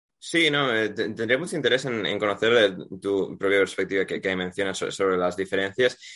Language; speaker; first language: Spanish; native; Spanish